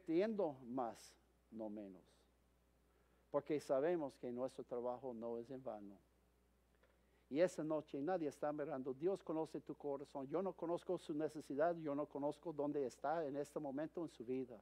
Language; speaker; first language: Spanish; non-native, fluent; English